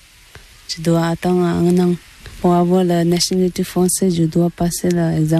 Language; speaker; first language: French; non-native, learner; Tibetan